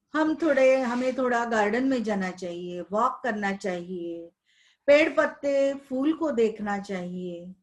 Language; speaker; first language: Hindi; non-native, local second language; Marathi